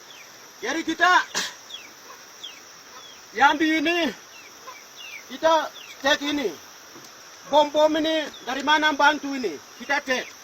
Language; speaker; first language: Indonesian; non-native, local second language; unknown